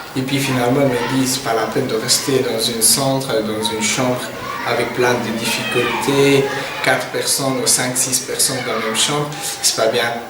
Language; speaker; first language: French; non-native, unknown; Persian